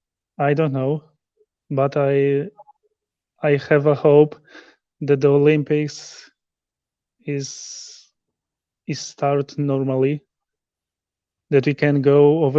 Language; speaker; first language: English; non-native, learner; Polish